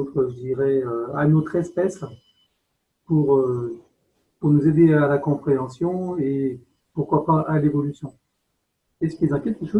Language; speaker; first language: French; native; French